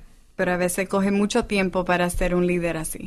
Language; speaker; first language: Spanish; non-native, fluent; English